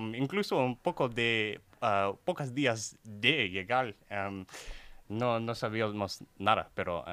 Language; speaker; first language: Spanish; non-native, learner; English